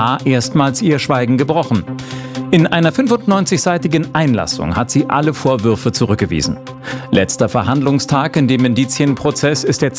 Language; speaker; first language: German; native; German